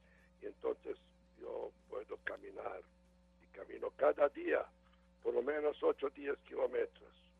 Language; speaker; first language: Spanish; non-native, learner; Serbian